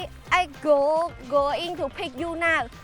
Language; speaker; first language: English; non-native, learner; Khmer